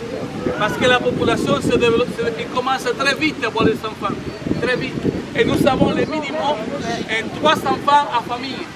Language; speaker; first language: French; non-native, fluent; Spanish